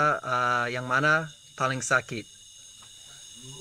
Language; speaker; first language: Indonesian; non-native, learner; English